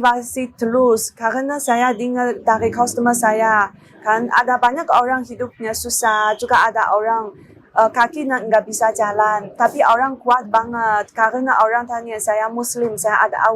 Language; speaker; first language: Indonesian; non-native, learner; Chinese